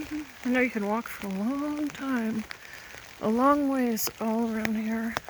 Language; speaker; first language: English; native; English